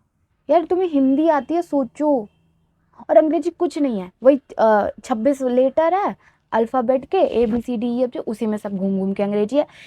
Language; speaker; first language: Hindi; native; Hindi